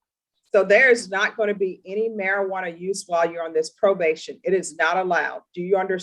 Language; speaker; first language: English; native; English